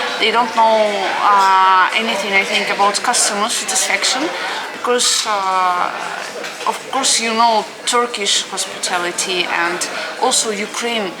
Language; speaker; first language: English; non-native, fluent; Russian